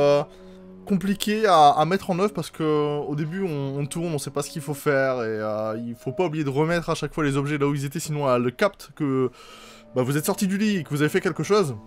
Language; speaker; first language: French; native; French